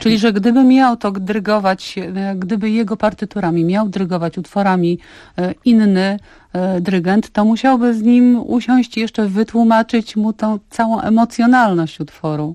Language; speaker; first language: Polish; native; Polish